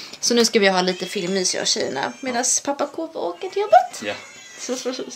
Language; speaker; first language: Swedish; native; Swedish